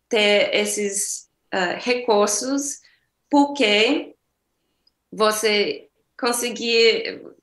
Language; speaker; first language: Portuguese; non-native, learner; English